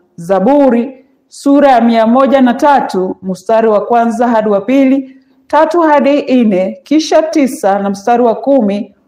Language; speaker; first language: Swahili; non-native, local second language; Kikuyu